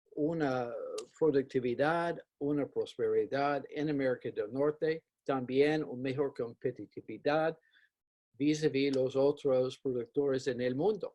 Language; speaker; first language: Spanish; non-native, fluent; English